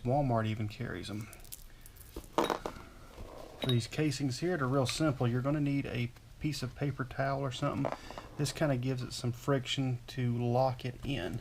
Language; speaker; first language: English; native; English